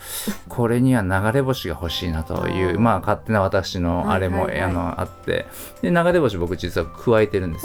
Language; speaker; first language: Japanese; native; Japanese